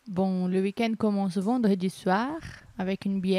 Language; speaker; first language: French; non-native, fluent; Portuguese